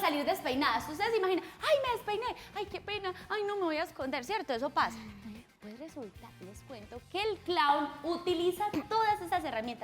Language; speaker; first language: Spanish; native; Spanish